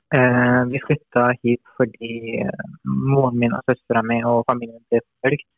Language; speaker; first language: Norwegian; non-native, fluent; Persian